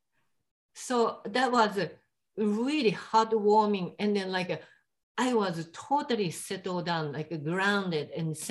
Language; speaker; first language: English; non-native, fluent; Japanese